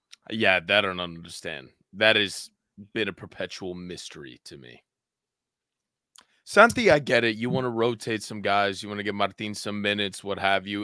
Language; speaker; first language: English; early bilingual, other home language; Spanish